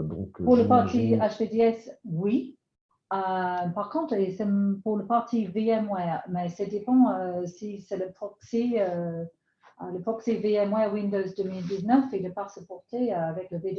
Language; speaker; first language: French; non-native, fluent; English